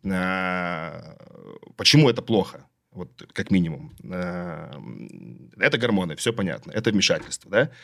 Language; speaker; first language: Russian; native; Russian